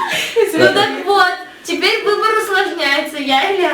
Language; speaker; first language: Russian; native; Russian